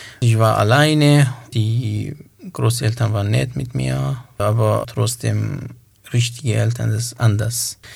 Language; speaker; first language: German; non-native, learner; Kurdish